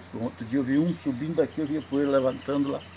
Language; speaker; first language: Portuguese; native; Portuguese